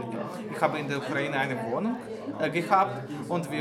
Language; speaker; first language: German; non-native, learner; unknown